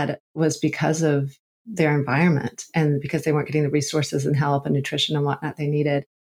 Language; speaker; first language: English; native; English